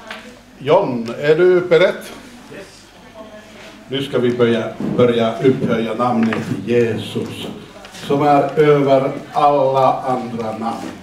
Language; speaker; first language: Swedish; non-native, fluent; Finnish